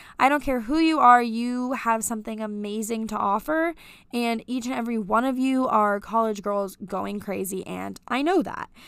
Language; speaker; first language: English; native; English